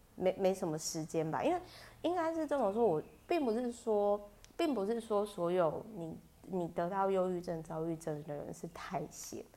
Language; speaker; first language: Chinese; native; Chinese